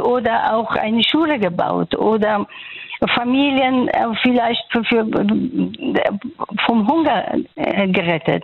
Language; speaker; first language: German; non-native, fluent; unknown